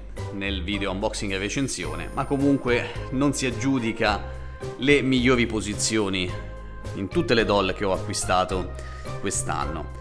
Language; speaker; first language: Italian; native; Italian